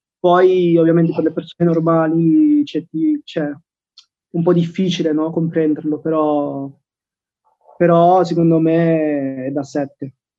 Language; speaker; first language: Italian; early bilingual, other home language; Filipino